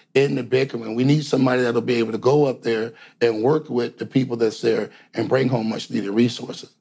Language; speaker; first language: English; native; English